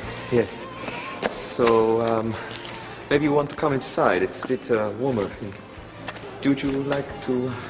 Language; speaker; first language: English; non-native, fluent; Italian